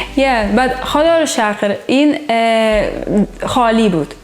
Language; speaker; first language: Persian; non-native, learner; Russian